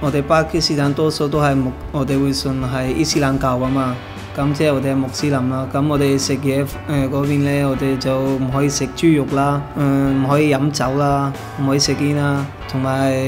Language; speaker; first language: Cantonese; early bilingual, other home language; Urdu